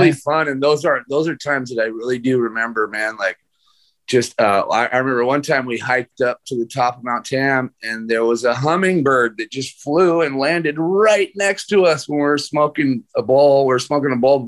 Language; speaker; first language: English; native; English